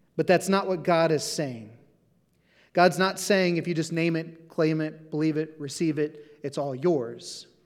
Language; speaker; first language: English; native; English